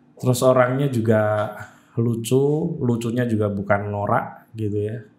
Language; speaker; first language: Indonesian; native; Indonesian